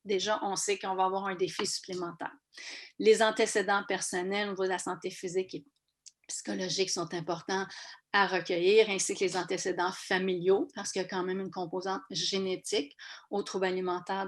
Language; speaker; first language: French; native; French